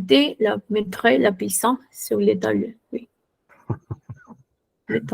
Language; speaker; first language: French; non-native, fluent; Spanish